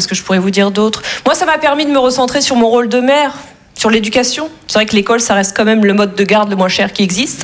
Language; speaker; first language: French; native; French